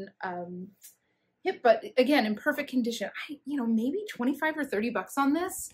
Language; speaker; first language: English; native; English